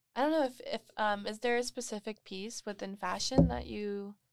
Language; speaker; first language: English; native; English